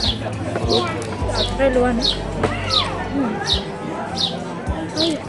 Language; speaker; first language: French; non-native, learner; Filipino